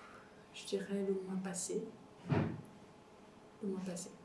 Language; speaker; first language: French; non-native, local second language; Malagasy